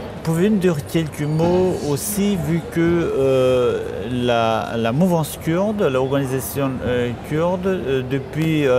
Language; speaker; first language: French; non-native, fluent; Kurdish